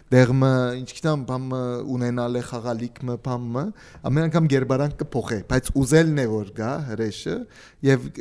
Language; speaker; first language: Armenian; early bilingual, heritage; Armenian